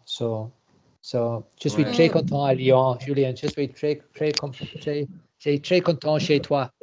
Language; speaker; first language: French; non-native, learner; English